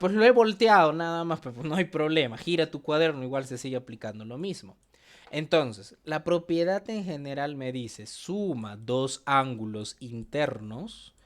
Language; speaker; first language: Spanish; native; Spanish